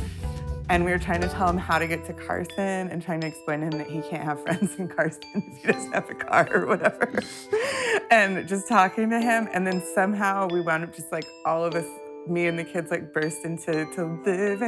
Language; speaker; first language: English; native; English